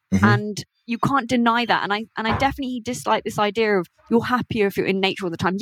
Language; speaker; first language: English; native; English